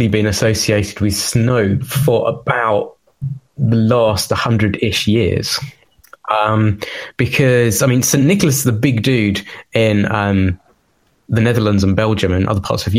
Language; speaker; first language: English; native; English